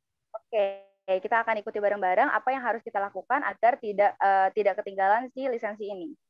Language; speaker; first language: Indonesian; native; Indonesian